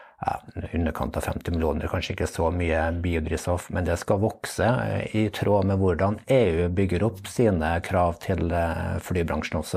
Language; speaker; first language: Norwegian; native; Norwegian